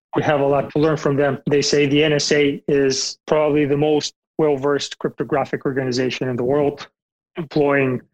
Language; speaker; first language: English; non-native, fluent; Bulgarian